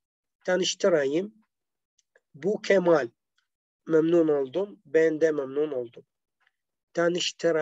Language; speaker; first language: Turkish; non-native, fluent; Arabic